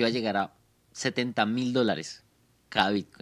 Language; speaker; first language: Spanish; native; Spanish